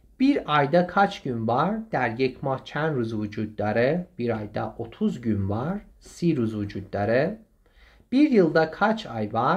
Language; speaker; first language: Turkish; non-native, fluent; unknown